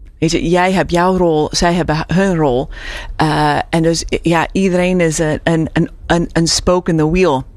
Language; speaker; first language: Dutch; non-native, fluent; English